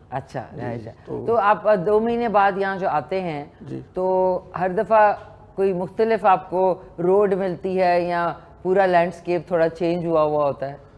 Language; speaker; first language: Urdu; native; Urdu